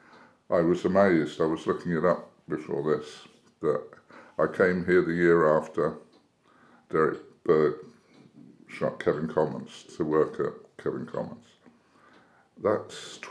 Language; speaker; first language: English; native; English